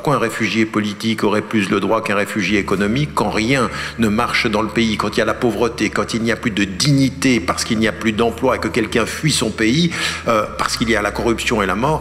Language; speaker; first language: French; early bilingual, other home language; Arabic